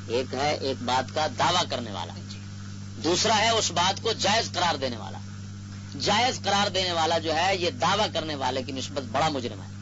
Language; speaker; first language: Urdu; non-native, local second language; Punjabi